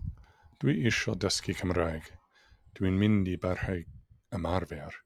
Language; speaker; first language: Welsh; non-native, learner; English